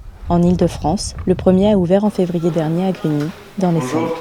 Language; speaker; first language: French; native; French